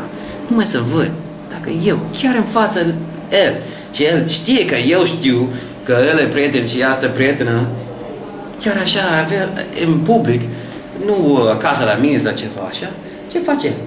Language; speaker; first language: Romanian; non-native, learner; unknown